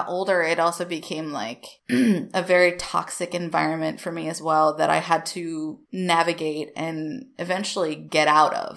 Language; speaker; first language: English; native; English